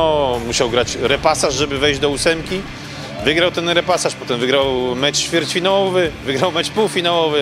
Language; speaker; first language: Polish; native; Polish